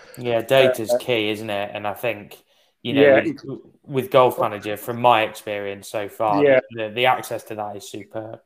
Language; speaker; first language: English; native; English